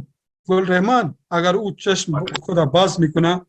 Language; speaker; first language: Persian; non-native, local second language; Pashto